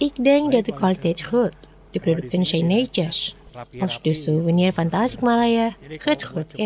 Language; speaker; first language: Dutch; non-native, learner; Indonesian